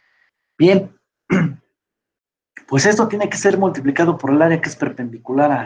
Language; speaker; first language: Spanish; native; Spanish